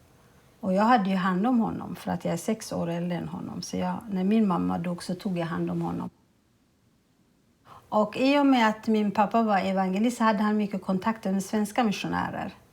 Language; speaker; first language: Swedish; early bilingual, other home language; Amharic